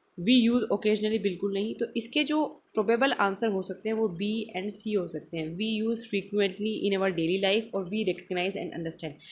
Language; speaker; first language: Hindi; non-native, local second language; Marathi